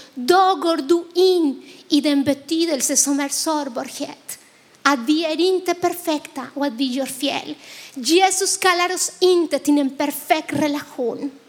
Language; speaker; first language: Swedish; non-native, fluent; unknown